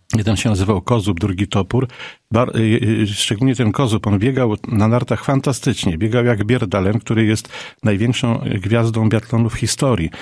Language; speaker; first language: Polish; native; Polish